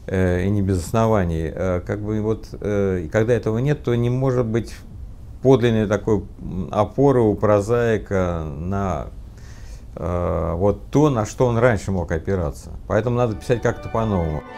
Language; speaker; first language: Russian; native; Russian